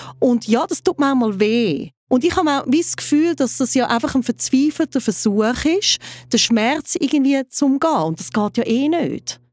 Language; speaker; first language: German; native; German